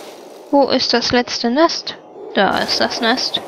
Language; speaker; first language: German; native; German